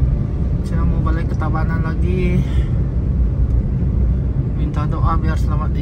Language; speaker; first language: Indonesian; native; Indonesian